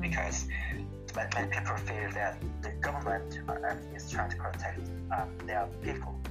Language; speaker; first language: English; non-native, learner; Korean